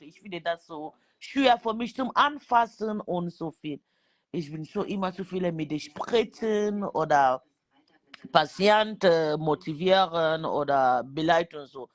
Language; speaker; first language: German; non-native, learner; French